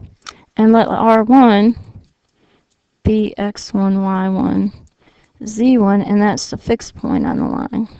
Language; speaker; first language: English; native; English